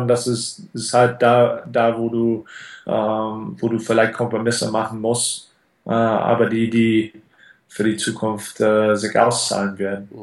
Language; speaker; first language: German; non-native, fluent; English